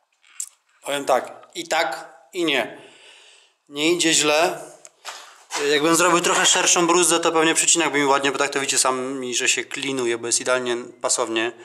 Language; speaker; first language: Polish; native; Polish